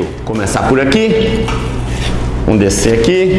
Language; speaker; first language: Portuguese; native; Portuguese